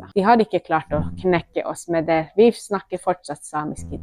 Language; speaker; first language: Norwegian; non-native, local second language; Northern Sami